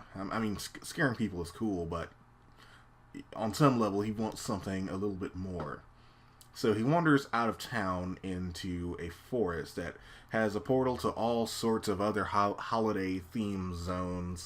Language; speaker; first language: English; native; English